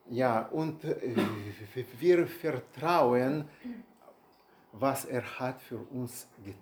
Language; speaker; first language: German; non-native, learner; Russian